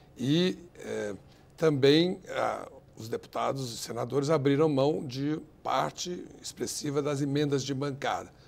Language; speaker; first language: Portuguese; native; Portuguese